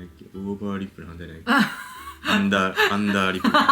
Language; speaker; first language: Korean; non-native, learner; Japanese